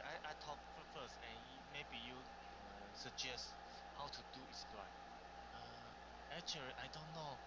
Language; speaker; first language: English; non-native, learner; Chinese